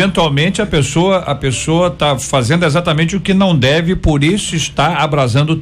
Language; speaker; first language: Portuguese; native; Portuguese